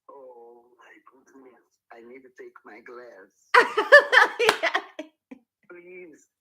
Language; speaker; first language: English; non-native, learner; Portuguese